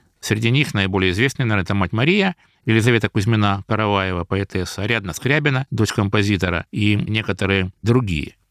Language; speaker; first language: Russian; native; Russian